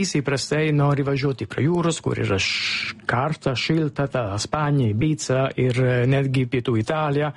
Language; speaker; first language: Lithuanian; non-native, learner; Italian